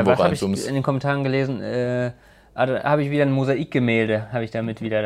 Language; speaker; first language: German; native; German